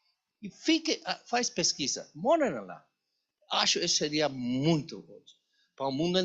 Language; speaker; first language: Portuguese; non-native, learner; Spanish